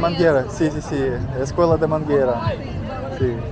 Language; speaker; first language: Portuguese; non-native, learner; Russian